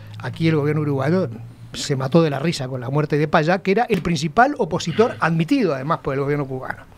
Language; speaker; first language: Spanish; native; Spanish